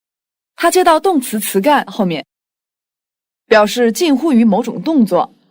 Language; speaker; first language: Chinese; non-native, fluent; Korean